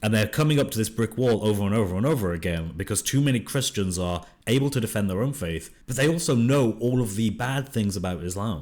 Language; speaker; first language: English; native; English